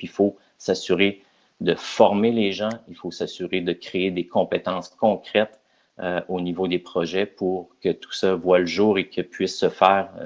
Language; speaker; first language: French; native; French